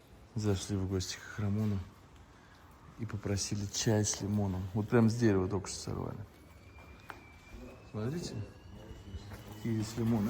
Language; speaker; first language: Russian; native; Russian